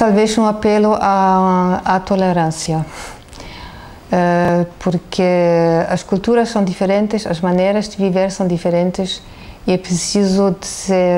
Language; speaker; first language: Portuguese; non-native, fluent; German